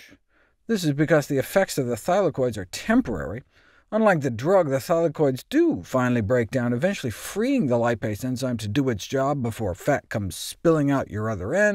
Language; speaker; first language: English; native; English